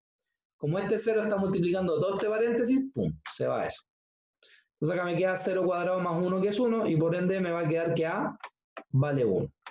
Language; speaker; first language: Spanish; native; Spanish